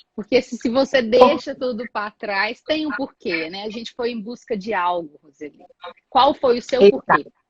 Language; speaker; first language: Portuguese; native; Portuguese